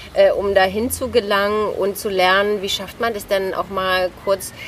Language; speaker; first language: German; native; German